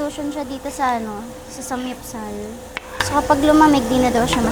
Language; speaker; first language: Filipino; native; Filipino